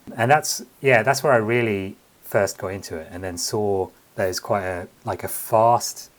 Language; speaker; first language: English; native; English